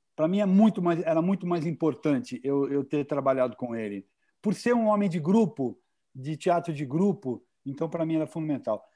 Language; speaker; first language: Portuguese; native; Portuguese